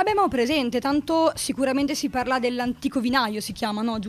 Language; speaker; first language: Italian; native; Italian